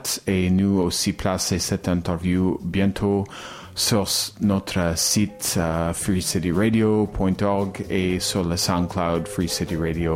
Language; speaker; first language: French; non-native, learner; English